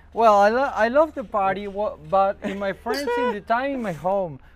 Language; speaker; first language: English; non-native, learner; Spanish